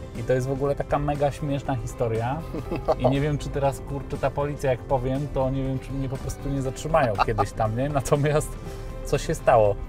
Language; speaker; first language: Polish; early bilingual, heritage; Polish